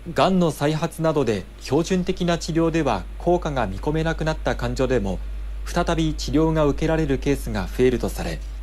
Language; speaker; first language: Japanese; native; Japanese